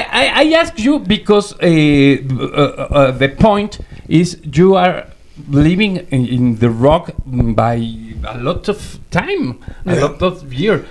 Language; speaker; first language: English; non-native, learner; Spanish